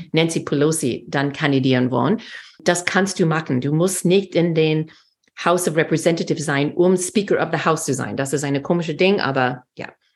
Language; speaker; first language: German; non-native, fluent; English